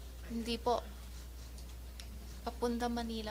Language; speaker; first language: Filipino; non-native, learner; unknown